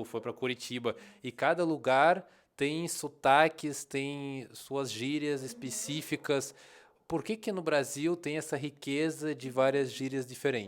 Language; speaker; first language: Portuguese; non-native, fluent; Russian